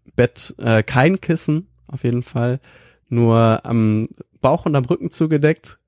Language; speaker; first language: German; native; German